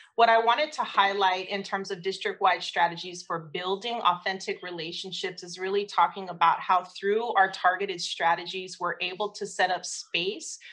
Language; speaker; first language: English; native; English